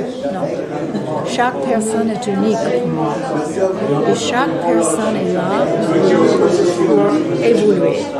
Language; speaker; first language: French; non-native, fluent; English